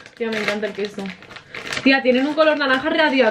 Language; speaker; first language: Spanish; native; Spanish